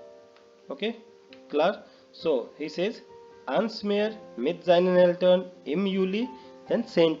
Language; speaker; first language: German; non-native, learner; Hindi